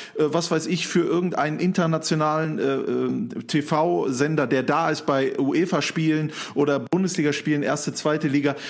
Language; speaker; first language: German; native; German